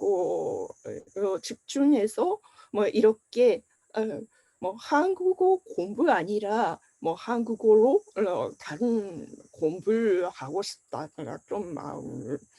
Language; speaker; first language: Korean; non-native, fluent; Japanese